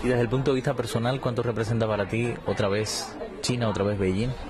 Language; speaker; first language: Spanish; native; Spanish